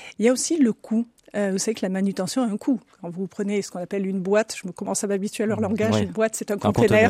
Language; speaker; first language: French; native; French